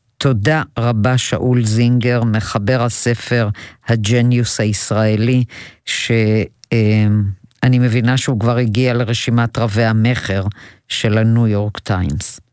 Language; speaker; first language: Hebrew; native; Hebrew